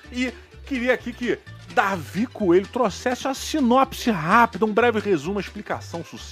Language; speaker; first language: Portuguese; native; Portuguese